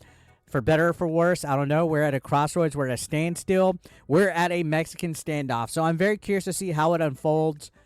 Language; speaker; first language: English; native; English